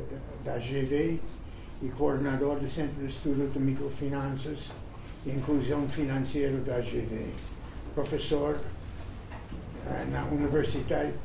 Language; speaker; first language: Portuguese; non-native, fluent; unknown